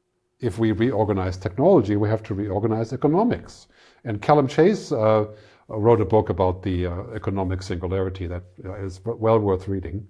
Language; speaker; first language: English; non-native, fluent; German